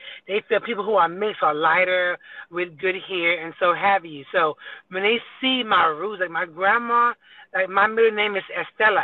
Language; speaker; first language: English; native; English